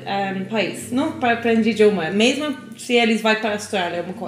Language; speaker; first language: Portuguese; non-native, learner; English